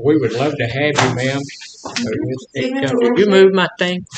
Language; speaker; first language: English; native; English